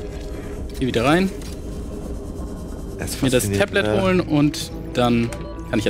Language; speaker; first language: German; native; German